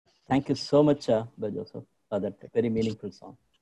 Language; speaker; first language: English; non-native, local second language; Tamil